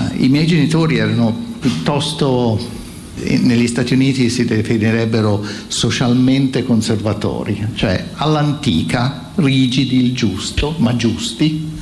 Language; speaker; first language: Italian; native; Italian